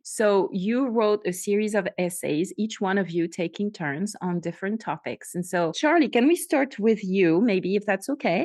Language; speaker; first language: English; non-native, fluent; French